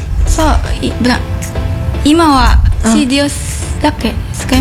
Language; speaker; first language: Japanese; non-native, learner; Indonesian